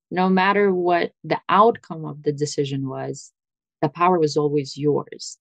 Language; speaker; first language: English; early bilingual, other home language; Russian